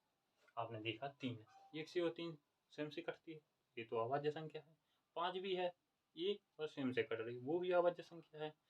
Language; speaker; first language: Hindi; native; Hindi